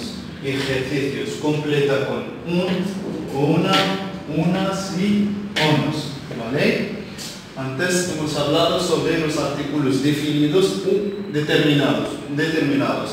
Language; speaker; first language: Spanish; non-native, fluent; Arabic